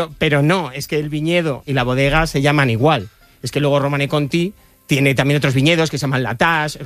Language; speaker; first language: Spanish; native; Spanish